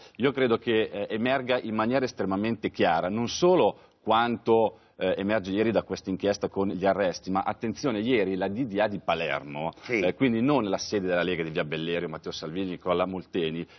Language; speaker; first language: Italian; native; Italian